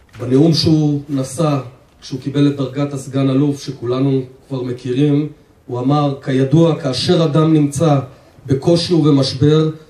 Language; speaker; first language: Hebrew; native; Hebrew